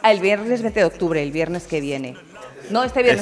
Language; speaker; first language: Spanish; native; Spanish